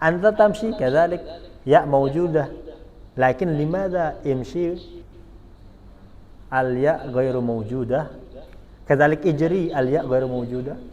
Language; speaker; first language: Arabic; non-native, fluent; Indonesian